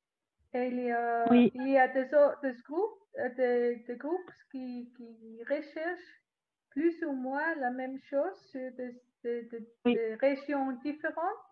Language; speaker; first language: French; non-native, learner; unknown